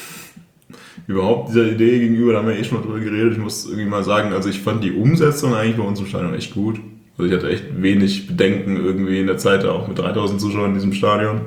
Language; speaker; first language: German; native; German